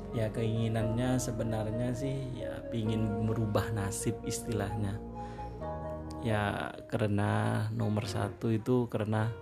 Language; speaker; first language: Indonesian; non-native, local second language; Madurese